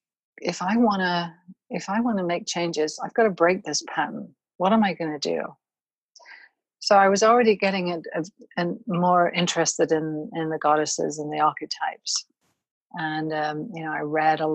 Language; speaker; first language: English; native; English